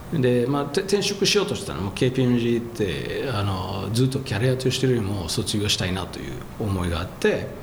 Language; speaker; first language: Japanese; non-native, fluent; French